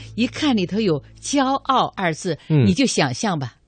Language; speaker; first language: Chinese; native; Chinese